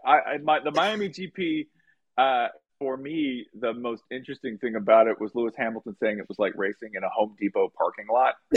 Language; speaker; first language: English; native; English